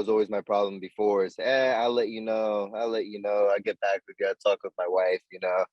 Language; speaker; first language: English; native; English